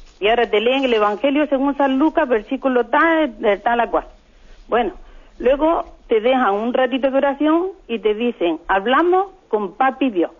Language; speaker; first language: Spanish; native; Spanish